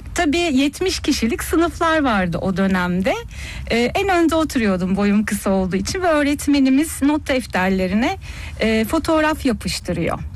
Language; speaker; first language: Turkish; early bilingual, heritage; Turkish